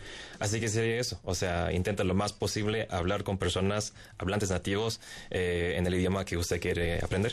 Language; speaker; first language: Spanish; non-native, fluent; English